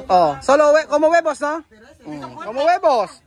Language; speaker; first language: Spanish; non-native, learner; Filipino